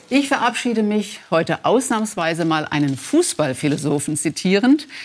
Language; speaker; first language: German; native; German